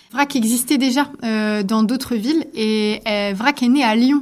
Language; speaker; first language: French; native; French